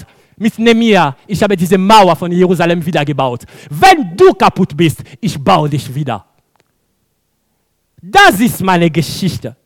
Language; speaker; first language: German; non-native, fluent; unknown